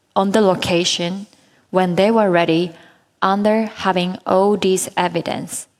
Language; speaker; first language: English; non-native, fluent; Japanese